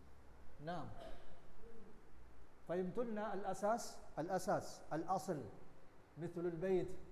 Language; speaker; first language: Arabic; non-native, learner; Indonesian